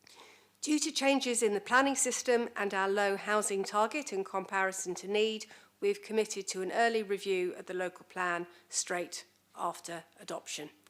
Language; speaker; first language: English; native; English